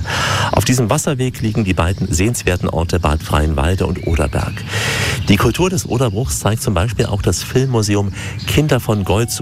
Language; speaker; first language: German; native; German